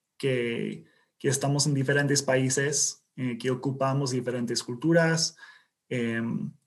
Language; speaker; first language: Spanish; non-native, fluent; English